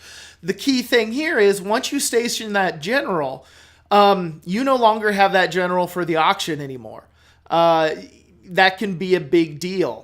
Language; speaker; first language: English; native; English